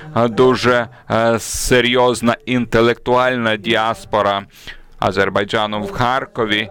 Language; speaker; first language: Ukrainian; non-native, fluent; Azerbaijani